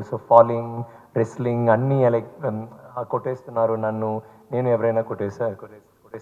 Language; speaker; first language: Telugu; non-native, learner; Tamil